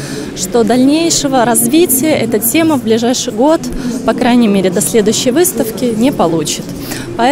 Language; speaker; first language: Russian; native; Russian